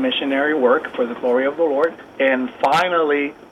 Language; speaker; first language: English; non-native, fluent; Spanish